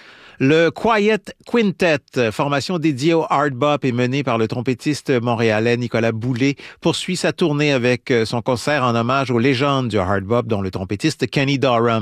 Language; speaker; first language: French; native; French